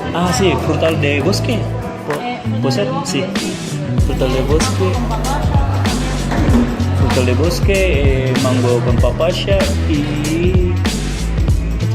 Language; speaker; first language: Spanish; non-native, learner; Indonesian